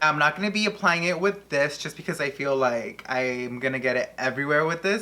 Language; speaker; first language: English; native; English